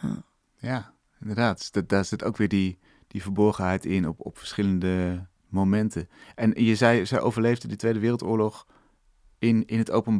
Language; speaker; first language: Dutch; native; Dutch